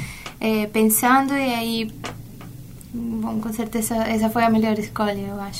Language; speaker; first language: Portuguese; non-native, fluent; Spanish